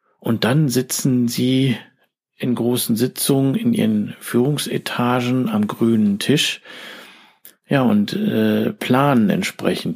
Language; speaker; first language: German; native; German